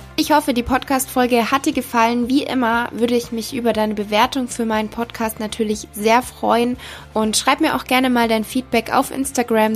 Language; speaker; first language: German; native; German